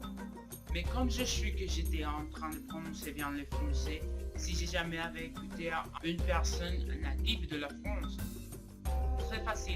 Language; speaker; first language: French; non-native, learner; Spanish